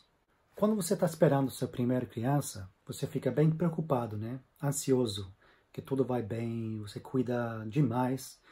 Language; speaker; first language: Portuguese; non-native, fluent; English